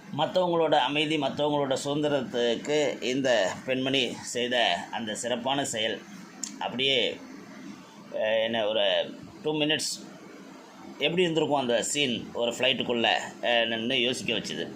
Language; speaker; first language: Tamil; native; Tamil